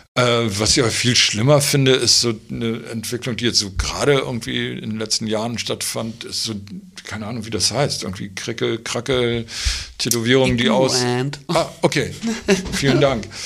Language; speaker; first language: German; native; German